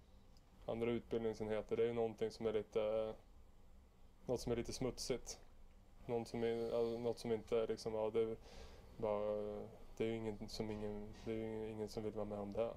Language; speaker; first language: Swedish; native; Swedish